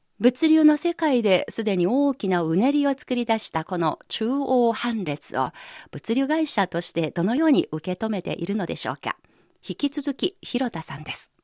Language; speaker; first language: Japanese; non-native, fluent; Chinese